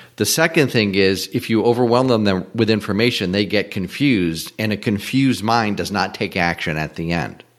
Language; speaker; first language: English; native; English